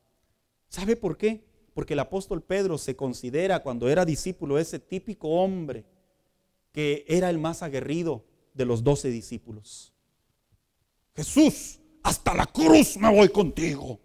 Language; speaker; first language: Spanish; native; Spanish